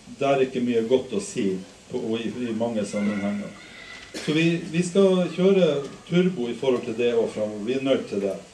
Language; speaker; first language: Norwegian; native; Norwegian